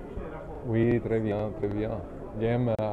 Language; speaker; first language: French; non-native, learner; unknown